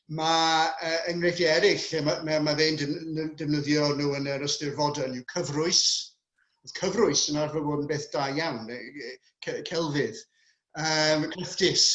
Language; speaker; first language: Welsh; non-native, local second language; English